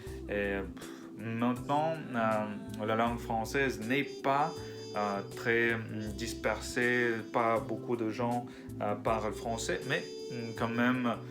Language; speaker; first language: French; non-native, learner; Russian